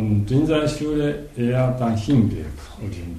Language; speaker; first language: German; non-native, learner; Japanese